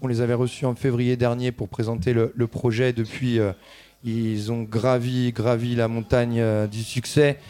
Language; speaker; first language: French; native; French